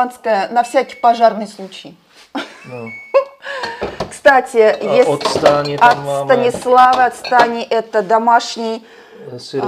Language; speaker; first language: Russian; native; Russian